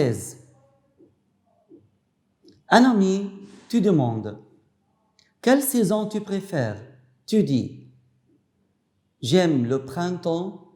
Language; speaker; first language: French; non-native, fluent; Arabic